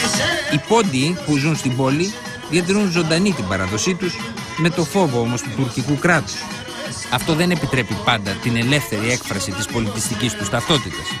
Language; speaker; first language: Greek; native; Greek